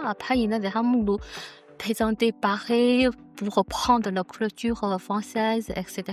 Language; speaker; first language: French; non-native, learner; Chinese